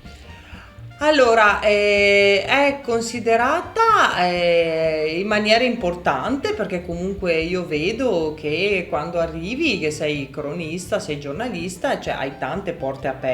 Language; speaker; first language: Italian; native; Italian